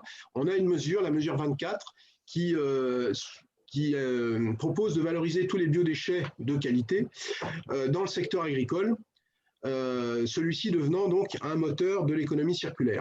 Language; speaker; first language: French; native; French